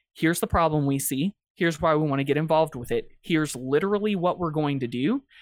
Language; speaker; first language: English; native; English